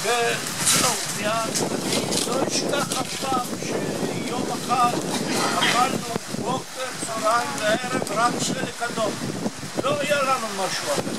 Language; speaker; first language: Hebrew; non-native, fluent; Italian